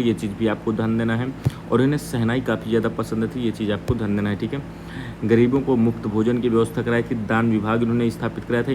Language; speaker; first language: Hindi; native; Hindi